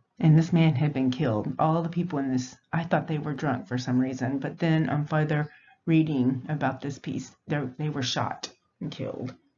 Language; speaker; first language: English; native; English